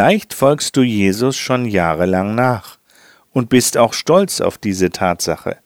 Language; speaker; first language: German; native; German